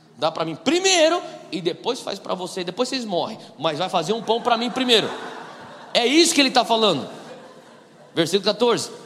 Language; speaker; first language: Portuguese; native; Portuguese